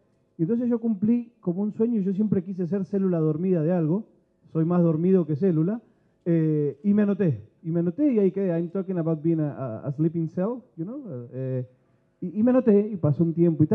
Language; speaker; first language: Spanish; native; Spanish